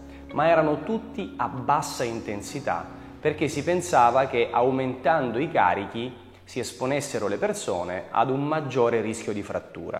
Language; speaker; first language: Italian; native; Italian